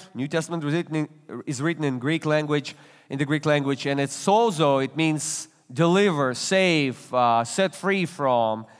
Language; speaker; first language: English; non-native, fluent; Russian